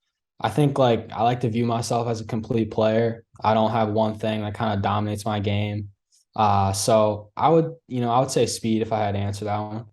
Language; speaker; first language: English; native; English